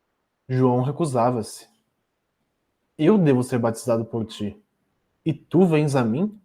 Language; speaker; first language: Portuguese; native; Portuguese